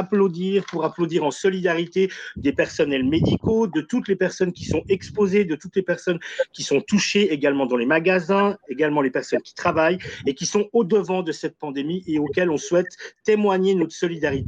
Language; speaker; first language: French; native; French